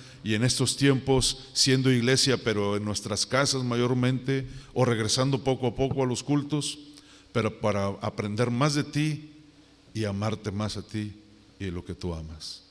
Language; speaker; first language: Spanish; native; Spanish